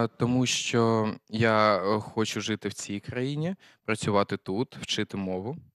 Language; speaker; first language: Ukrainian; early bilingual, heritage; Russian